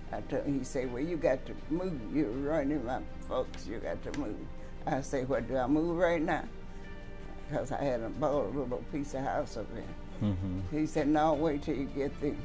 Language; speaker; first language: English; native; English